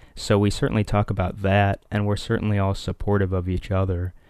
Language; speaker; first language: English; early bilingual, other home language; Hindi